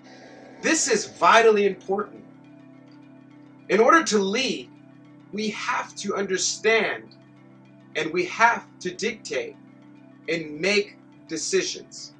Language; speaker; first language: English; native; English